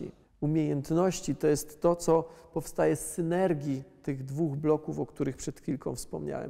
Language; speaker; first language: Polish; native; Polish